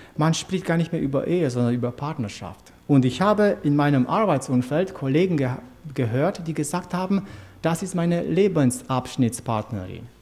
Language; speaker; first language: German; non-native, fluent; Romanian